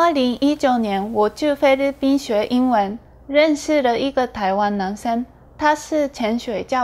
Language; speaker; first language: Chinese; non-native, fluent; Japanese